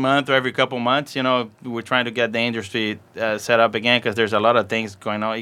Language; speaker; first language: English; non-native, fluent; Portuguese